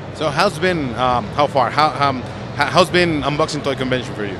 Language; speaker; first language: English; non-native, fluent; Spanish